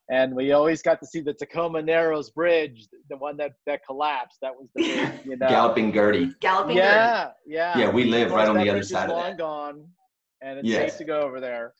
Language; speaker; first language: English; native; English